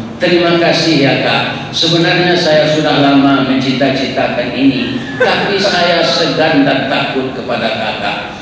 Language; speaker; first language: Malay; non-native, local second language; Minangkabau